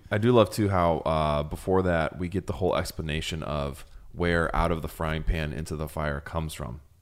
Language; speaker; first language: English; native; English